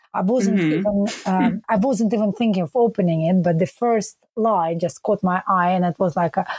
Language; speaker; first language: English; non-native, fluent; Russian